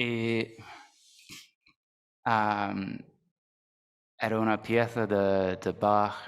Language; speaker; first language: Spanish; non-native, fluent; English